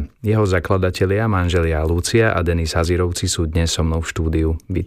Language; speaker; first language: Slovak; native; Slovak